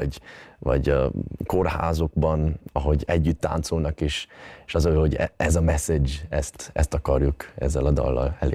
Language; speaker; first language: Hungarian; early bilingual, heritage; Hungarian